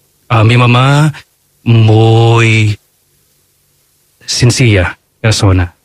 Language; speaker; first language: Spanish; non-native, fluent; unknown